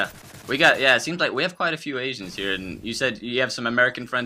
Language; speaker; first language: English; native; English